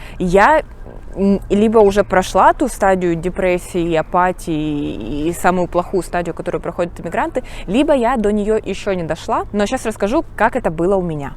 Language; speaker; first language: Russian; native; Russian